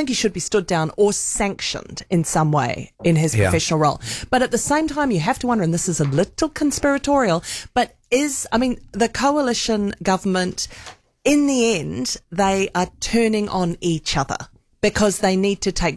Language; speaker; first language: English; native; English